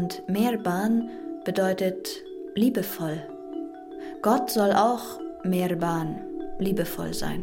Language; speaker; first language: German; non-native, fluent; Persian